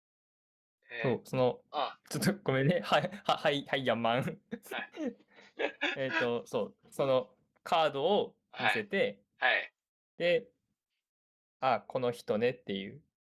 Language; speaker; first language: Japanese; native; Japanese